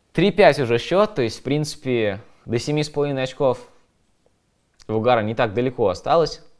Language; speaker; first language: Russian; native; Russian